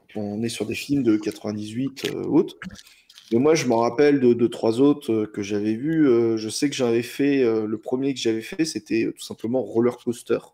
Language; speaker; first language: French; native; French